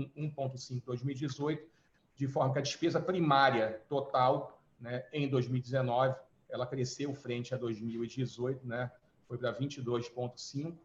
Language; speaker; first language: Portuguese; native; Portuguese